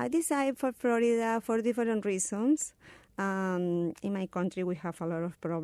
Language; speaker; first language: English; non-native, learner; Spanish